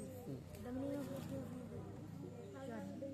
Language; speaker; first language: English; non-native, learner; Hindi